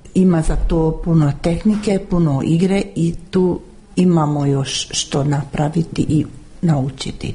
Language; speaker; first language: Croatian; early bilingual, heritage; Croatian